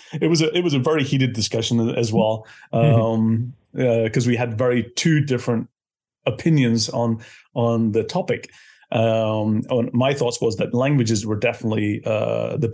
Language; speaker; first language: English; native; English